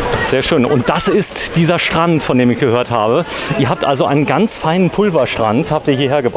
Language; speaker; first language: German; native; German